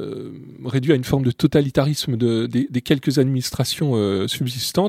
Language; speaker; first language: French; native; French